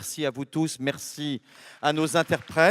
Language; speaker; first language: French; native; French